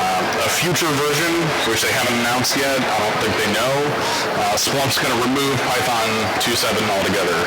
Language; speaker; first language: English; native; English